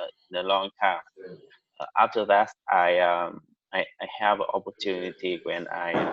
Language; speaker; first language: English; non-native, learner; Vietnamese